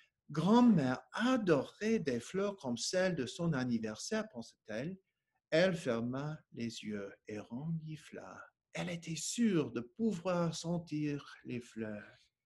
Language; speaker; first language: French; non-native, learner; English